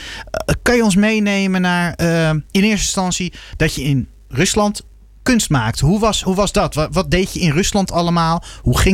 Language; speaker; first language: Dutch; native; Dutch